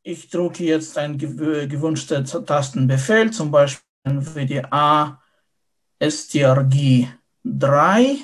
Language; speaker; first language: German; non-native, fluent; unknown